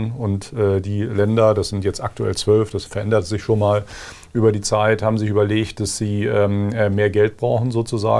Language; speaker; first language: German; native; German